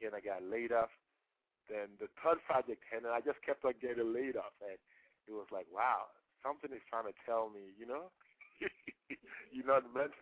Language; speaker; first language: English; non-native, local second language; Yoruba